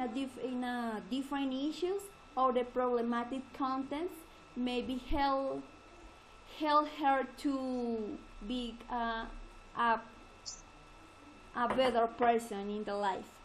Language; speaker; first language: English; non-native, learner; Spanish